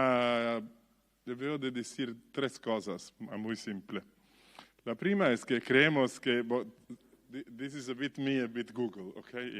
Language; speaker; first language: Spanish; non-native, learner; Italian